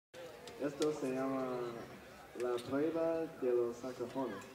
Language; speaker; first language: Spanish; non-native, learner; English